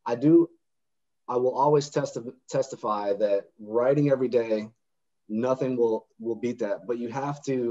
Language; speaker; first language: English; native; English